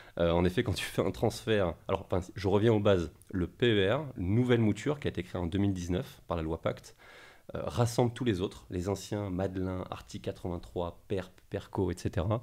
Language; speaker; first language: French; native; French